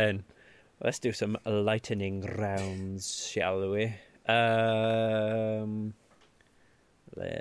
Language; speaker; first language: English; native; English